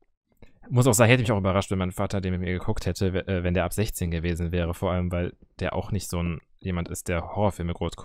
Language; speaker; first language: German; native; German